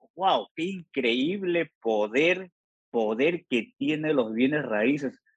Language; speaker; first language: Spanish; native; Spanish